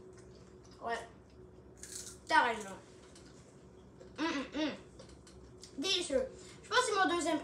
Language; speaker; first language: French; non-native, local second language; English